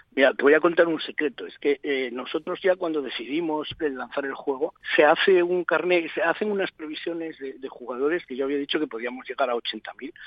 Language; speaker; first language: Spanish; native; Spanish